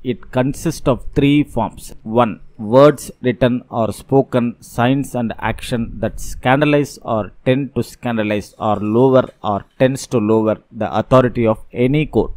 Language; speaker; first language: English; non-native, local second language; Tamil